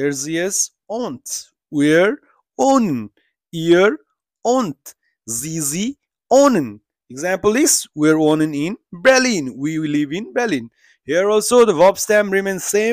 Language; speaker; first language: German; non-native, fluent; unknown